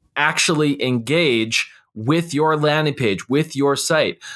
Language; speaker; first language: English; native; English